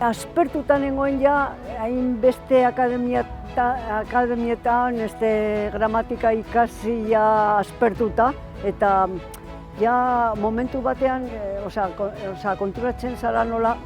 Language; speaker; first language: Basque; non-native, learner; Spanish